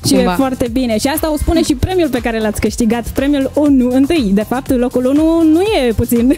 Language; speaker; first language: Romanian; native; Romanian